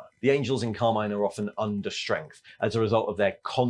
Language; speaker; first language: English; native; English